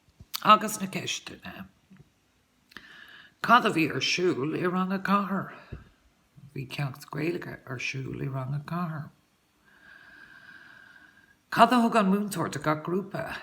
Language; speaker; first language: Irish; non-native, local second language; English